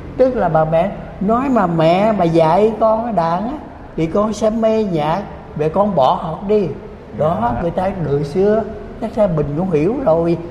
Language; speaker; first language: Vietnamese; early bilingual, heritage; Vietnamese